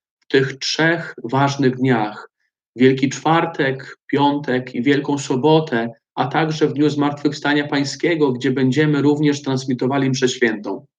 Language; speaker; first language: Polish; native; Polish